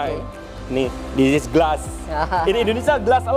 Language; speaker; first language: English; non-native, learner; Indonesian